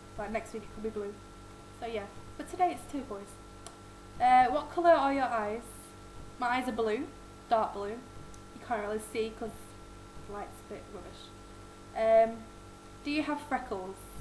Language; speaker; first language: English; native; English